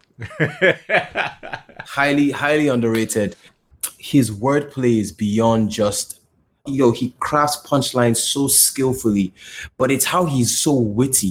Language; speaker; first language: English; non-native, local second language; Yoruba